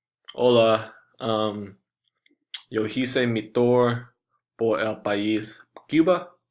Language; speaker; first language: Spanish; non-native, learner; English